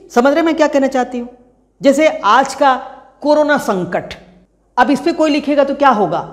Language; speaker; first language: Hindi; non-native, local second language; Chhattisgarhi